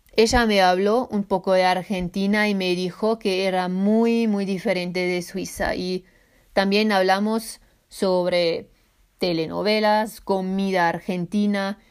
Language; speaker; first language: Spanish; non-native, fluent; Swiss German